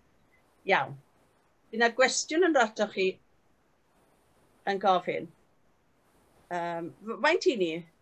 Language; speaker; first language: Welsh; native; Welsh